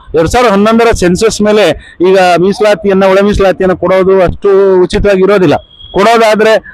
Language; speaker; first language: Kannada; non-native, local second language; Lambadi